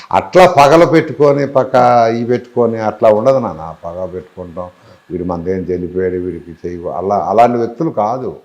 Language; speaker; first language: Telugu; native; Telugu